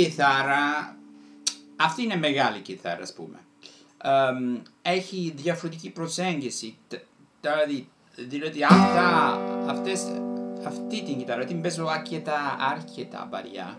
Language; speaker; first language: Greek; non-native, fluent; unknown